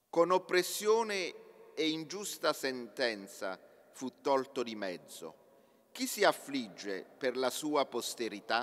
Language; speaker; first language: Italian; native; Italian